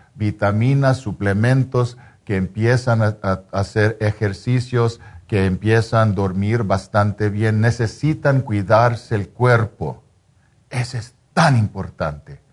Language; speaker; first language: Spanish; non-native, fluent; English